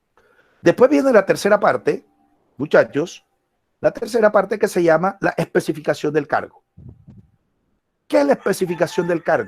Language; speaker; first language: Spanish; native; Spanish